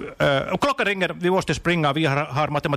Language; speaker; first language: Swedish; non-native, learner; Finnish